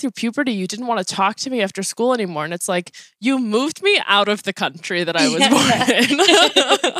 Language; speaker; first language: English; early bilingual, other home language; Persian